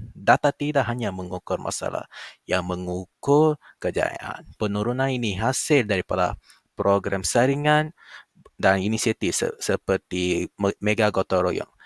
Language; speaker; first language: Malay; non-native, local second language; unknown